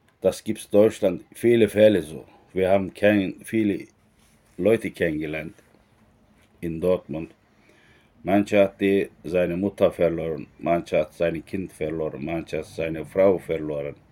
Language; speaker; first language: German; non-native, learner; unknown